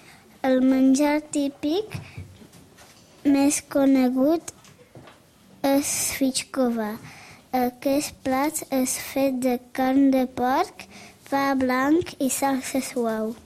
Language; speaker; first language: Catalan; early bilingual, other home language; Czech